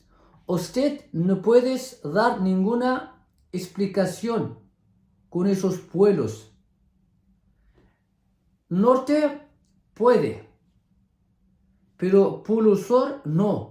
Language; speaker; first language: Spanish; non-native, fluent; Arabic